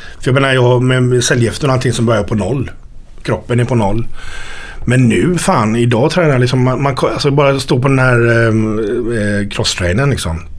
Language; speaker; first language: Swedish; native; Swedish